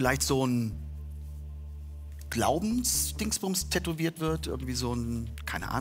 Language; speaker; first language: German; native; German